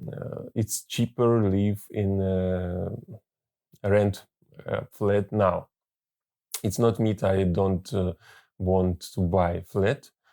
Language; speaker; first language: English; non-native, learner; Russian